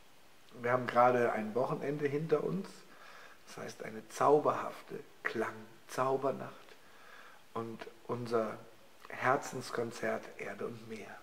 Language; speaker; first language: German; native; German